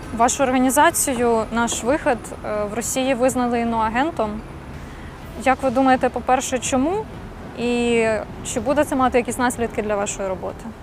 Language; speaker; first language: Ukrainian; native; Ukrainian